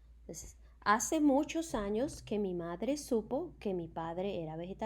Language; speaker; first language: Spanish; non-native, fluent; English